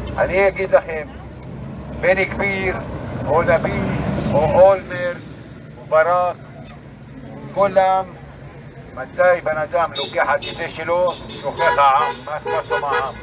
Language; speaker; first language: Hebrew; non-native, local second language; Arabic